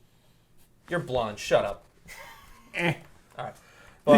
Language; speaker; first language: English; native; English